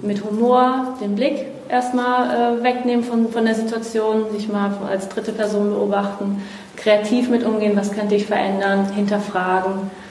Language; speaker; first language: German; non-native, fluent; Portuguese